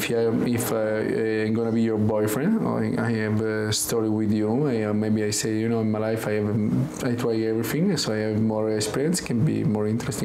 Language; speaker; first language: English; non-native, learner; Italian